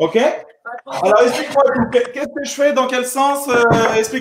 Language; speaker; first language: French; native; French